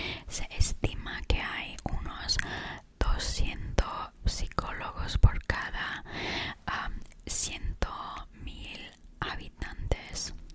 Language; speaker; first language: Spanish; non-native, learner; Italian